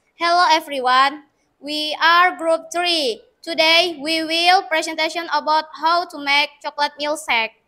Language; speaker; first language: English; non-native, learner; Indonesian